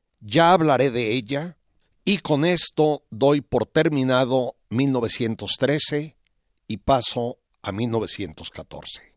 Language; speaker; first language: Spanish; native; Spanish